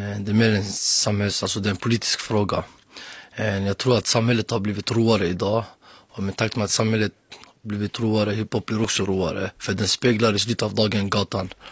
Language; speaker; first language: Swedish; early bilingual, other home language; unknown